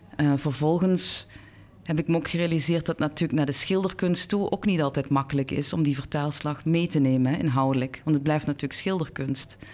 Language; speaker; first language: Dutch; native; Dutch